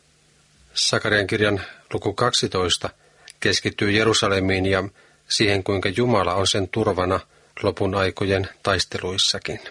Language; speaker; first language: Finnish; native; Finnish